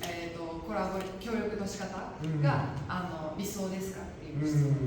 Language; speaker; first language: Japanese; native; Japanese